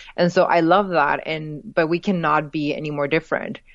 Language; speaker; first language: English; early bilingual, other home language; Spanish